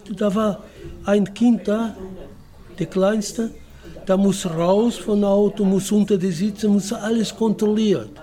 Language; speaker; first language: German; non-native, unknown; Portuguese